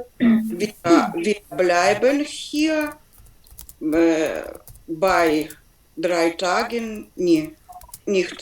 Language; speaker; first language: German; non-native, learner; Ukrainian